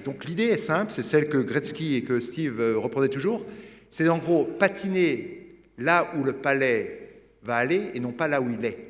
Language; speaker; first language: French; native; French